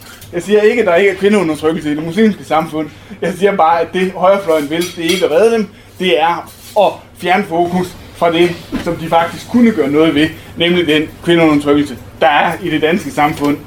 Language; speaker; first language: Danish; native; Danish